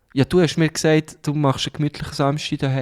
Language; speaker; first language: German; native; German